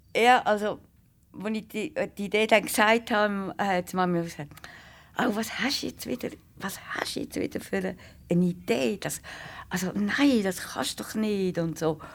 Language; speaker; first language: German; native; German